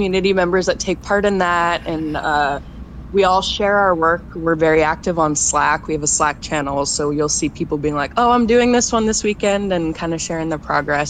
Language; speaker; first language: English; native; English